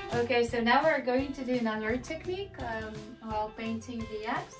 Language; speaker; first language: English; non-native, fluent; Russian